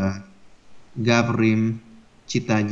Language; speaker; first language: Russian; non-native, learner; Vietnamese